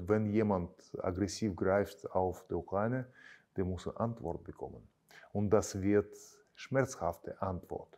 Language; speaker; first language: German; non-native, fluent; Russian